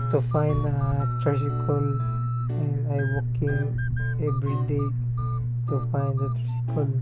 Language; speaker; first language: English; non-native, learner; Cebuano